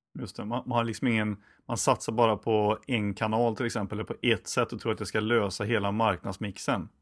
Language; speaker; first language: Swedish; native; Swedish